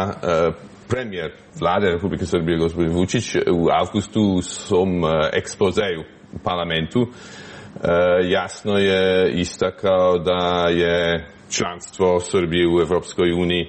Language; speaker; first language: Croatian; non-native, fluent; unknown